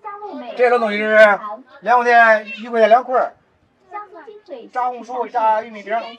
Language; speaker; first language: Chinese; native; Chinese